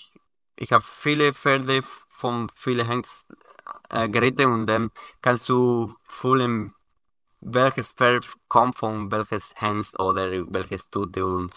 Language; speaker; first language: German; non-native, learner; Spanish